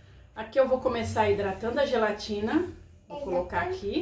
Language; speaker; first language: Portuguese; native; Portuguese